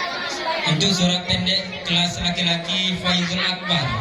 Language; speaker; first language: Indonesian; non-native, local second language; Achinese